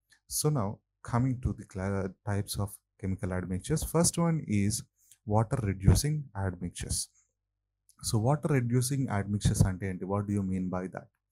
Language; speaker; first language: English; non-native, local second language; Telugu